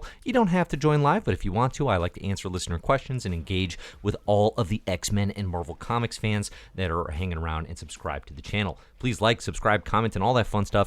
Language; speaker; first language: English; native; English